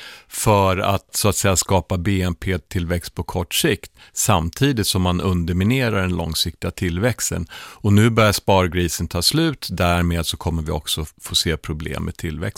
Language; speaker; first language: Swedish; native; Swedish